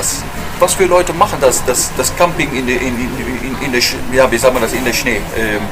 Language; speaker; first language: German; non-native, learner; English